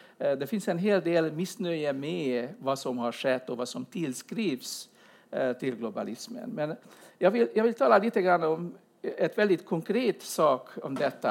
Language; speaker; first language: Swedish; non-native, fluent; Hungarian